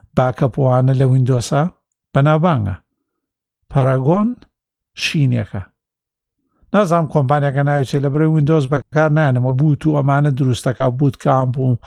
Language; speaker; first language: Central Kurdish; native; Central Kurdish